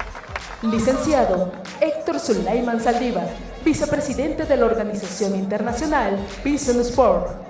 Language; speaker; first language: Spanish; native; Spanish